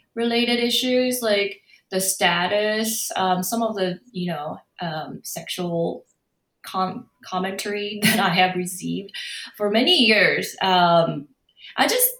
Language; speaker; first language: English; non-native, fluent; Korean